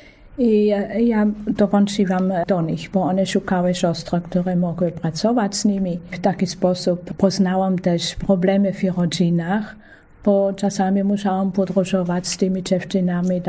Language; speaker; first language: Polish; non-native, fluent; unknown